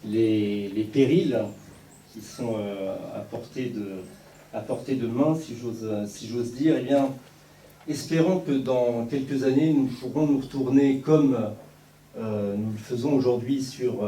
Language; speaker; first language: French; native; French